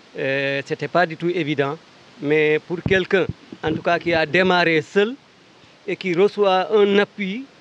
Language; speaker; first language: French; non-native, local second language; Fula